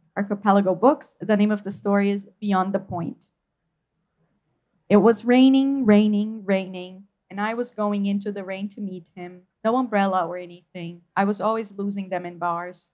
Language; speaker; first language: English; non-native, fluent; Portuguese